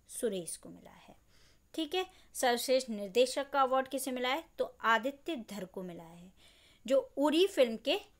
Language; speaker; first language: Hindi; native; Hindi